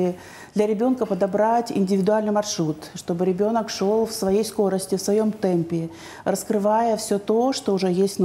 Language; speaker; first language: Russian; native; Russian